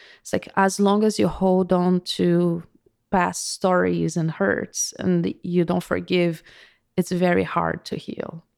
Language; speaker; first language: English; non-native, fluent; Portuguese